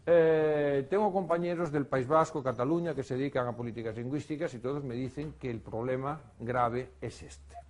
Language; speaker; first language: Spanish; non-native, local second language; Galician